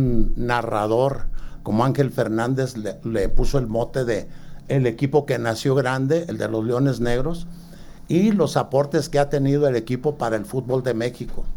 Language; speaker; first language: Spanish; native; Spanish